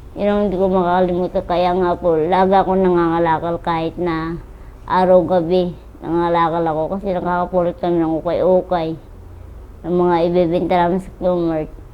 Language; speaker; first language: Filipino; native; Filipino